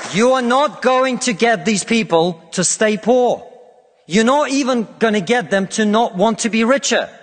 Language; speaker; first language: English; non-native, fluent; Russian